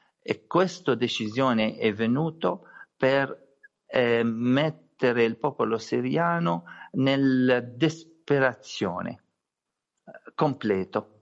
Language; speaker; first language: Italian; non-native, learner; Arabic